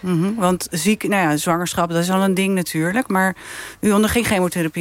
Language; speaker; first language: Dutch; native; Dutch